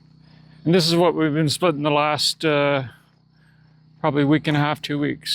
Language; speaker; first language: English; native; English